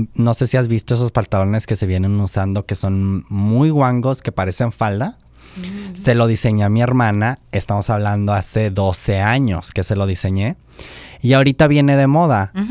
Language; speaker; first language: Spanish; native; Spanish